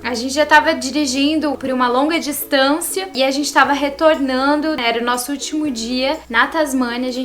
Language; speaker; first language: Portuguese; native; Portuguese